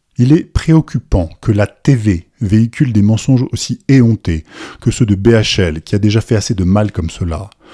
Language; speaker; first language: French; native; French